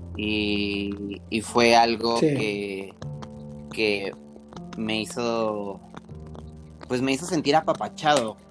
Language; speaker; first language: Spanish; native; Spanish